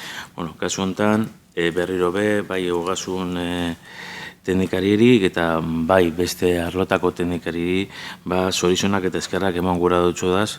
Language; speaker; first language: Basque; native; Basque